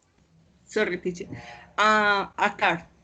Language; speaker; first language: English; non-native, learner; Spanish